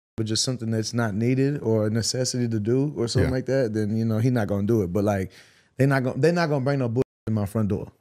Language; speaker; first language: English; native; English